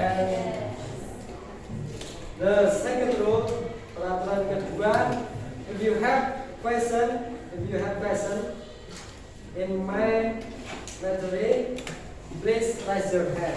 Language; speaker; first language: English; non-native, learner; Indonesian